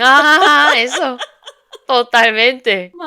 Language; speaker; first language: Spanish; non-native, fluent; Korean